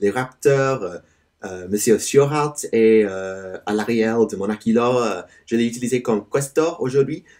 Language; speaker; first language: French; non-native, learner; English